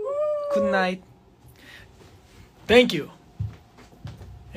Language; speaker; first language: English; non-native, learner; Korean